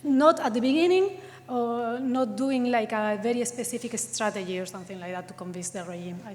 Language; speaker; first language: English; non-native, fluent; Spanish